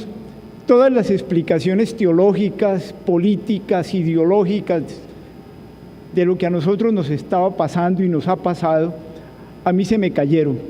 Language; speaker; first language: Spanish; native; Spanish